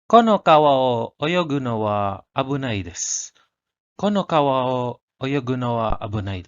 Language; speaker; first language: Japanese; non-native, learner; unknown